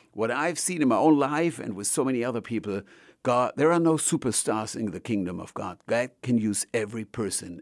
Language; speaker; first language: English; non-native, fluent; German